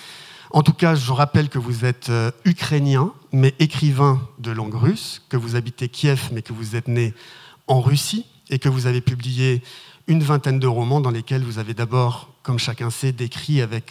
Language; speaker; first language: French; native; French